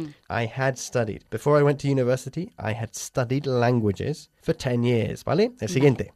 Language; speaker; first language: English; native; English